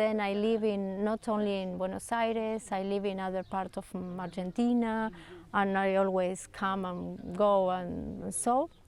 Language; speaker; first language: English; non-native, learner; Spanish